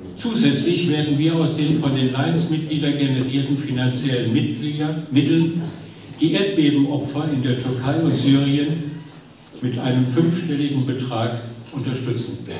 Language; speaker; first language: German; native; German